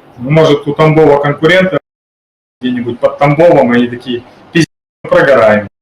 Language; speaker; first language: Russian; native; Russian